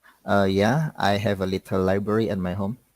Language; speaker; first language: English; non-native, learner; Indonesian